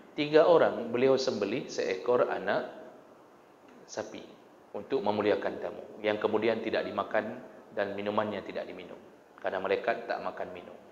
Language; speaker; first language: Malay; non-native, local second language; Achinese